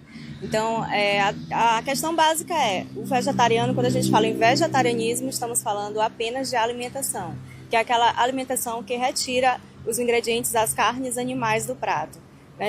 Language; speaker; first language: Portuguese; native; Portuguese